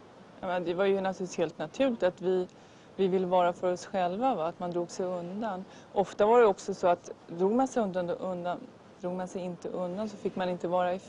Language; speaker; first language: Swedish; native; Swedish